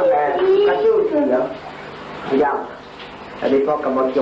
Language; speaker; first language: French; native; French